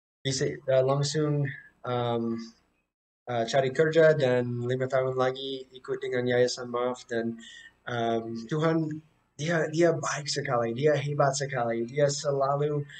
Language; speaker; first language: Indonesian; non-native, fluent; English